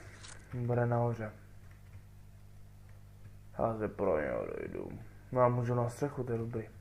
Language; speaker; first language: Czech; native; Czech